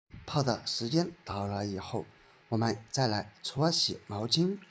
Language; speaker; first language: Chinese; native; Chinese